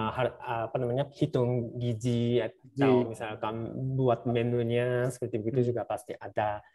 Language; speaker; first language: Indonesian; non-native, fluent; Japanese